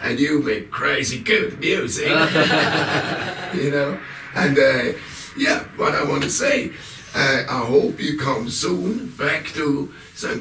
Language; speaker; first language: English; non-native, learner; German